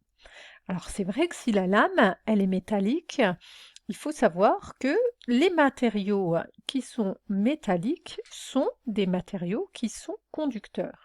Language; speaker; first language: French; native; French